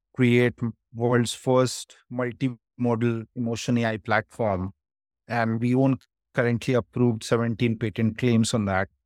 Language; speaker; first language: English; non-native, local second language; Hindi